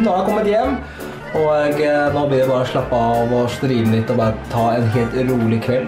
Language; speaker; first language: Norwegian; native; Norwegian